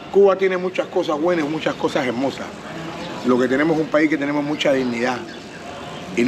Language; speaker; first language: Spanish; native; Spanish